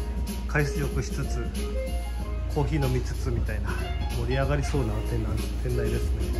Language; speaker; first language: Japanese; native; Japanese